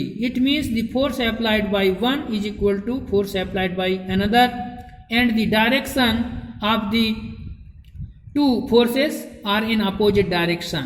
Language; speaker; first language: English; non-native, local second language; Hindi